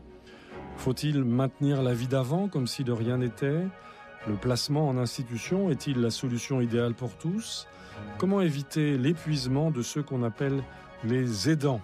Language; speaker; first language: French; native; French